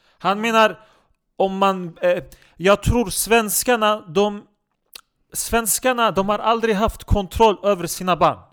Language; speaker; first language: Swedish; non-native, local second language; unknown